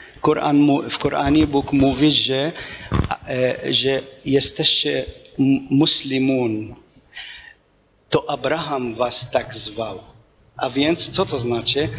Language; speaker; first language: Polish; non-native, fluent; Arabic